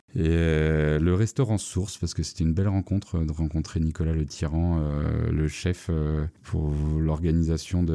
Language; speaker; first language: French; native; French